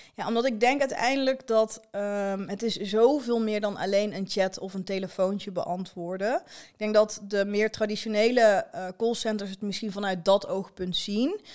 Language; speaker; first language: Dutch; native; Dutch